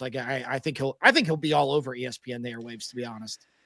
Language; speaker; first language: English; native; English